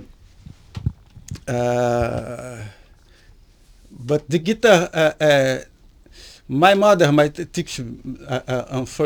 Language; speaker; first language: English; non-native, learner; Portuguese